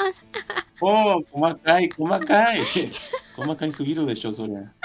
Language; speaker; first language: Japanese; non-native, learner; Spanish